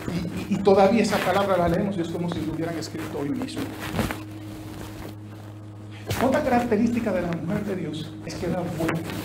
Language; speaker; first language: Spanish; native; Spanish